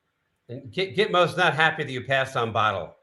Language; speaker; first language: English; native; English